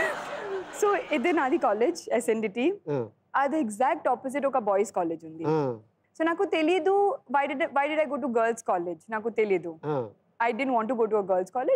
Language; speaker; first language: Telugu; non-native, learner; Sindhi